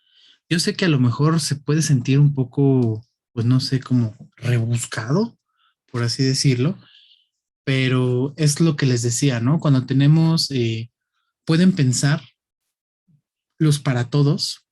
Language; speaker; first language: Spanish; native; Spanish